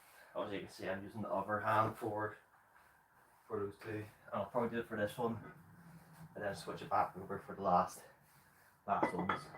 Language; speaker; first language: English; native; English